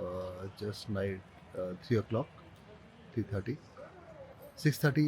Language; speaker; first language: English; non-native, local second language; Hindi